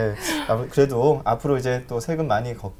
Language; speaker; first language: Korean; native; Korean